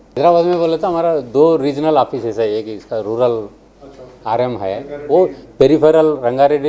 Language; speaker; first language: Hindi; non-native, local second language; Telugu